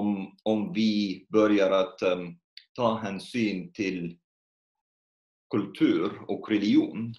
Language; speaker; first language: Swedish; non-native, fluent; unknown